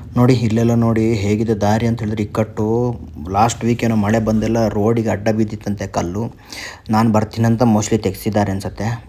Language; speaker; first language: Kannada; non-native, local second language; Tulu